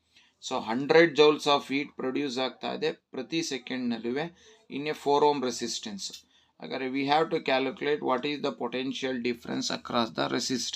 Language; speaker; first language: English; non-native, local second language; Kannada